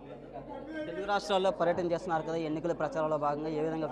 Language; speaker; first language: Telugu; native; Telugu